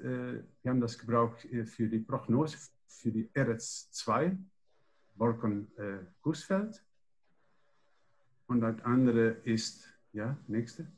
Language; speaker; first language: German; non-native, learner; Dutch